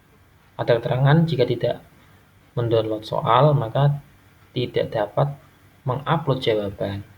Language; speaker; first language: Indonesian; native; Indonesian